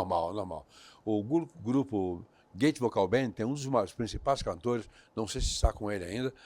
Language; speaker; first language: Portuguese; native; Portuguese